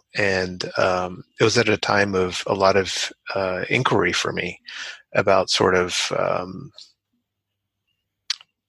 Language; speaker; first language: English; native; English